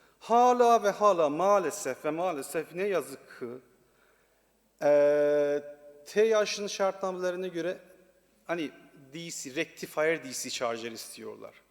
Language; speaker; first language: Turkish; non-native, learner; Persian